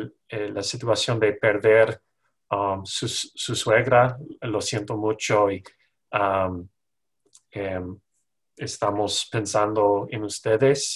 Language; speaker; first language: Spanish; non-native, learner; English